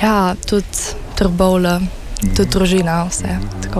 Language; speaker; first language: Slovenian; early bilingual, heritage; Slovenian